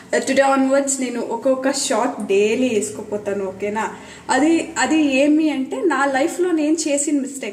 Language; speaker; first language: Telugu; non-native, learner; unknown